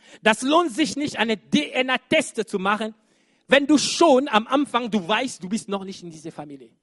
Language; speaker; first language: German; non-native, fluent; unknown